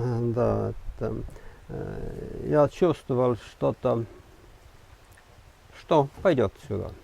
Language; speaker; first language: Russian; non-native, learner; Estonian